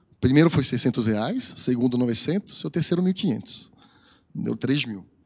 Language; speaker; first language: Portuguese; non-native, fluent; French